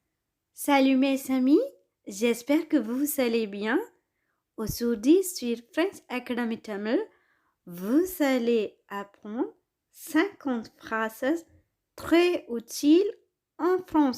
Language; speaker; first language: French; non-native, fluent; Tamil